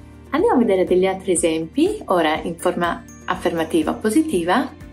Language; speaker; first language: Italian; native; Italian